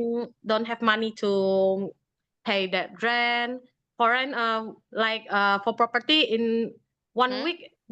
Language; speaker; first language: English; non-native, learner; Indonesian